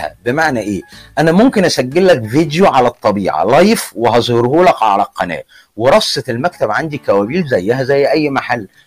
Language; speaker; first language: Arabic; native; Arabic